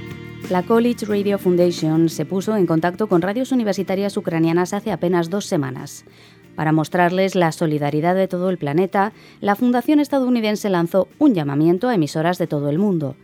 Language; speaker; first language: Spanish; native; Spanish